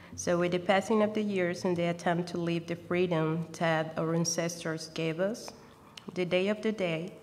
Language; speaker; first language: English; non-native, fluent; Spanish